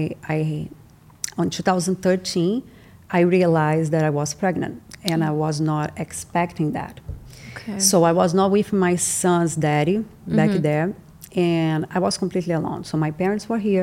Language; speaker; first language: English; non-native, learner; Portuguese